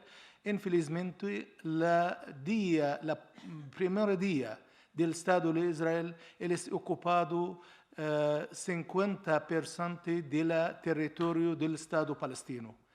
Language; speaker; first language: Spanish; non-native, learner; Arabic